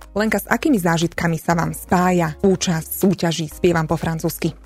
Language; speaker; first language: Slovak; native; Slovak